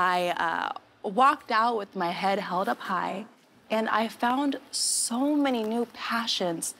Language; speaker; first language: English; native; English